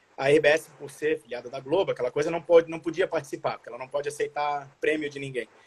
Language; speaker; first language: Portuguese; native; Portuguese